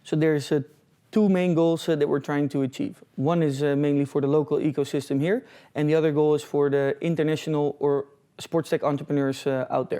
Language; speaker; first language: English; non-native, fluent; Dutch